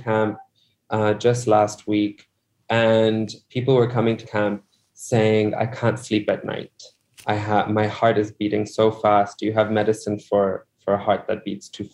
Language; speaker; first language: English; non-native, local second language; Urdu